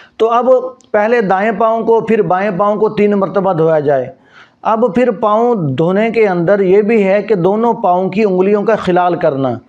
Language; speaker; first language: Urdu; non-native, local second language; Punjabi